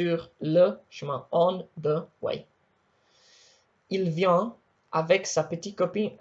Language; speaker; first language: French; non-native, learner; Spanish